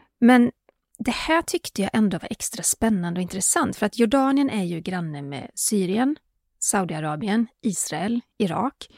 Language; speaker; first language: Swedish; native; Swedish